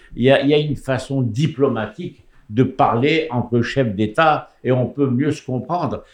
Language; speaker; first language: French; native; French